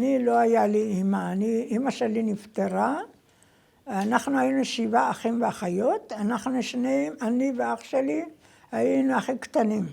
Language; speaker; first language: Hebrew; non-native, fluent; Persian